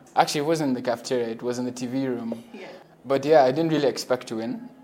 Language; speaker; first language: English; non-native, local second language; Swahili